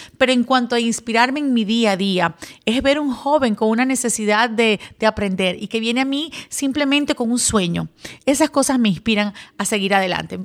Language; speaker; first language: Spanish; early bilingual, other home language; English